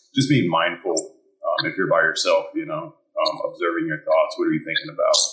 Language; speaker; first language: English; early bilingual, other home language; German